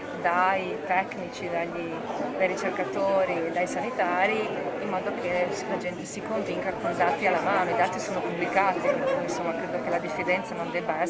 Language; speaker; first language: Italian; native; Italian